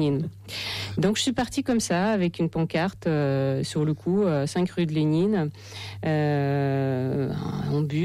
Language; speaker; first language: French; non-native, fluent; Russian